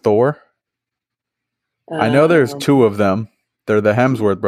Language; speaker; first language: English; native; English